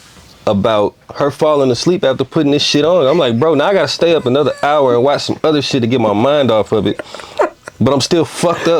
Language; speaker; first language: English; native; English